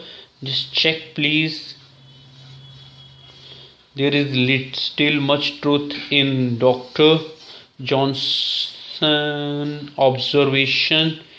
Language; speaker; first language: English; non-native, local second language; Hindi